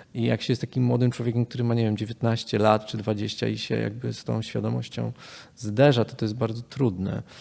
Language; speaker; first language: Polish; native; Polish